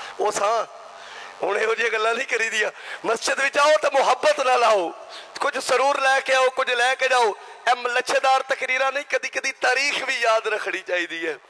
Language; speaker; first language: Urdu; native; Urdu